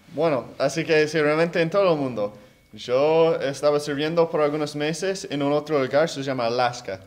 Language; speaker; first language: Spanish; non-native, learner; English